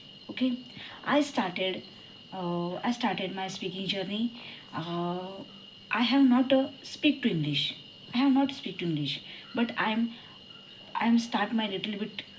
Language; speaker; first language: English; non-native, learner; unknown